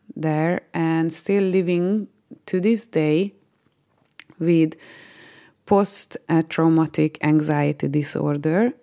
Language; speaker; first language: English; non-native, fluent; Hungarian